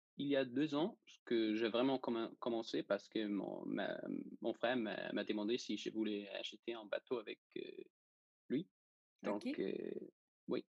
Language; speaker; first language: French; non-native, fluent; Danish